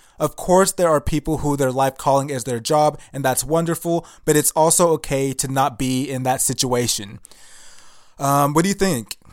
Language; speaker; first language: English; early bilingual, other home language; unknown